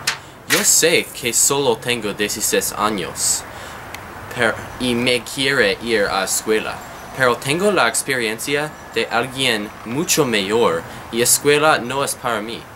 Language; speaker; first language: Spanish; non-native, learner; English